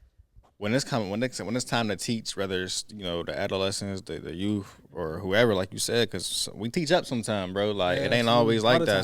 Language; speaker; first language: English; native; English